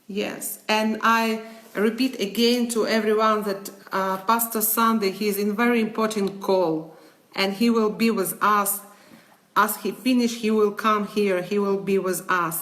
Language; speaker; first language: English; non-native, learner; Ukrainian